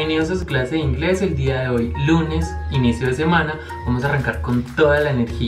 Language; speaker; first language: Spanish; native; Spanish